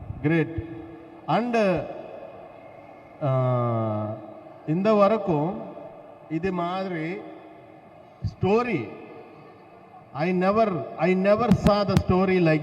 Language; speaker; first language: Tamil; non-native, learner; Telugu